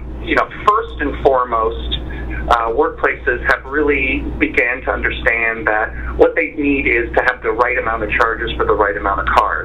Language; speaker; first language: English; native; English